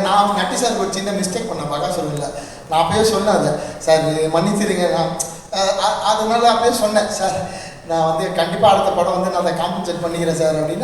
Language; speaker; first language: Tamil; native; Tamil